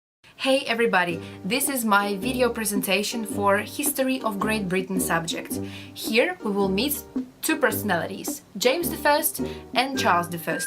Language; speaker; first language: English; non-native, learner; Russian